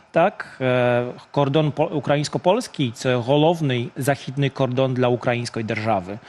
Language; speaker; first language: Ukrainian; non-native, fluent; Polish